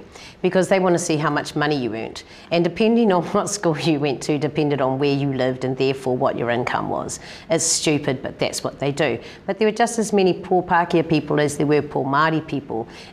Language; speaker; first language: English; native; English